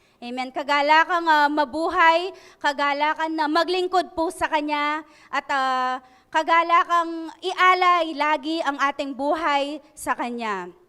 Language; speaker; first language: Filipino; non-native, local second language; Pampanga